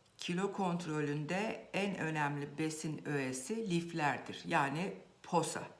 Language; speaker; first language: Turkish; native; Turkish